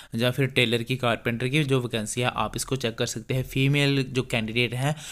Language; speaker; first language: Hindi; native; Hindi